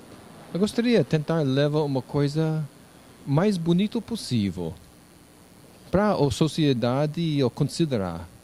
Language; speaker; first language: Portuguese; non-native, learner; English